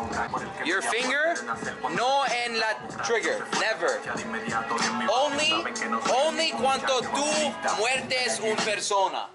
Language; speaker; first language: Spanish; non-native, learner; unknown